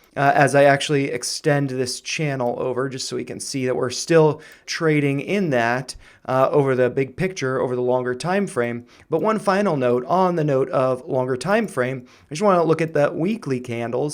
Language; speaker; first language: English; native; English